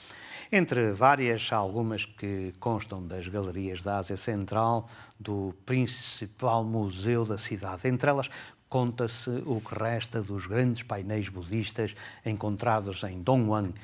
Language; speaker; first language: Portuguese; native; Portuguese